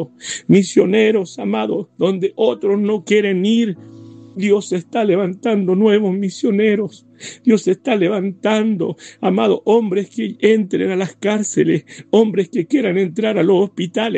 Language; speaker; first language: Spanish; native; Spanish